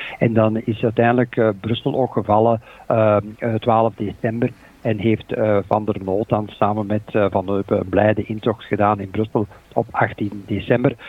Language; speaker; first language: Dutch; native; Dutch